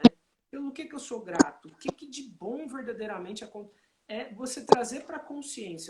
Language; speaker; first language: Portuguese; native; Portuguese